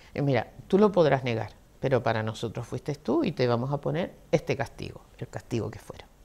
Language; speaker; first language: Spanish; native; Spanish